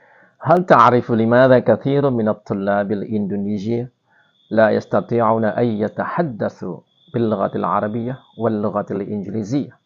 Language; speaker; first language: Arabic; non-native, fluent; Indonesian